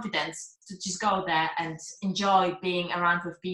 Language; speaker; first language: English; non-native, fluent; Polish